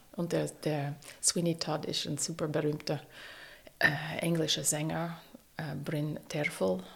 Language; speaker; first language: German; non-native, fluent; English